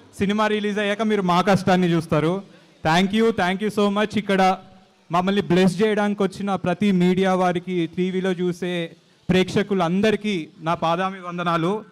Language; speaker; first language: Telugu; native; Telugu